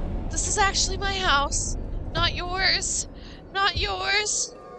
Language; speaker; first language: English; native; English